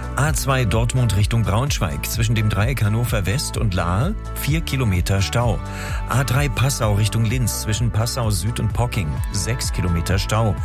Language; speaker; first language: German; native; German